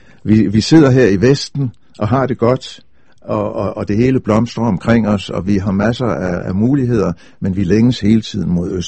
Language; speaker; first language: Danish; native; Danish